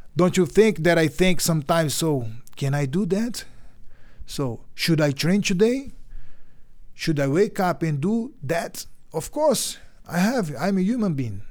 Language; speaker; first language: English; non-native, learner; Portuguese